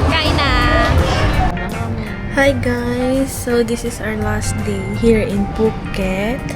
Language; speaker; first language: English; non-native, local second language; Filipino